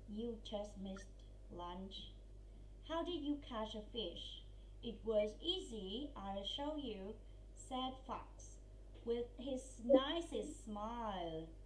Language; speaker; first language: English; non-native, fluent; Vietnamese